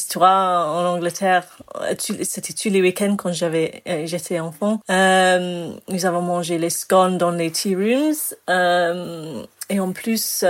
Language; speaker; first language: French; non-native, fluent; English